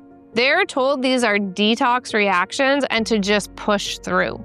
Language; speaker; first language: English; native; English